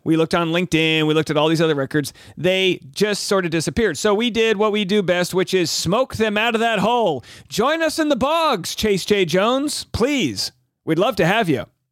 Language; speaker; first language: English; native; English